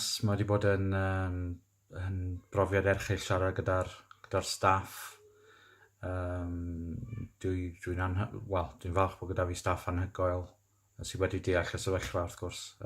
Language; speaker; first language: Welsh; native; Welsh